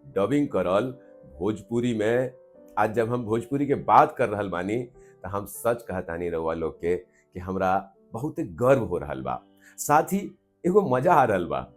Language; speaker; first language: Bhojpuri; non-native, local second language; Maithili